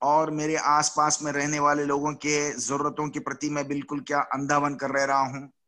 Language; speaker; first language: Hindi; non-native, local second language; Telugu